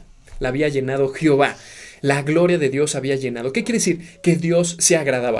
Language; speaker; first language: Spanish; native; Spanish